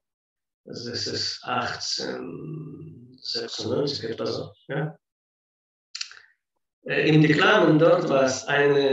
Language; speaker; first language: German; non-native, fluent; Russian